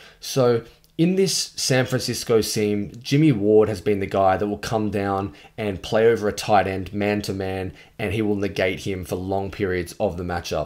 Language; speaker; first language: English; native; English